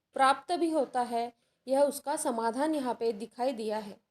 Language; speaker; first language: Hindi; non-native, local second language; Marathi